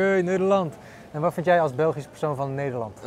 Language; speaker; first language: Dutch; native; Dutch